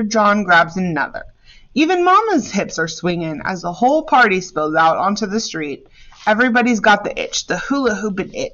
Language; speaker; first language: English; native; English